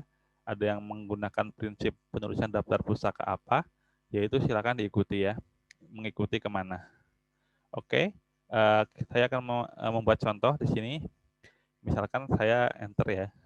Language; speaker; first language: Indonesian; native; Indonesian